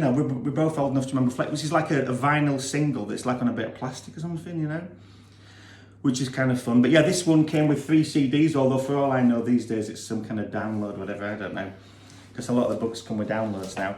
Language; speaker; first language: English; native; English